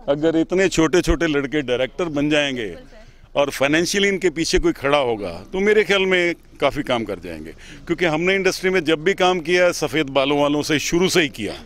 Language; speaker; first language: Hindi; native; Hindi